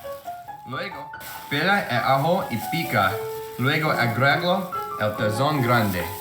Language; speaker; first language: Spanish; non-native, learner; English